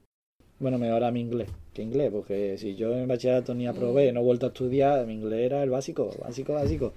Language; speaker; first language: Spanish; native; Spanish